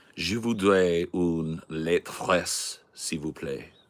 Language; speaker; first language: French; non-native, learner; English